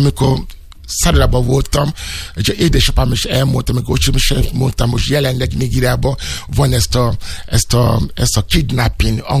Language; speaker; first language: Hungarian; non-native, fluent; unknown